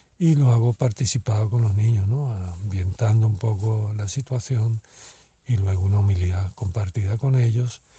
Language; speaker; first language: Spanish; native; Spanish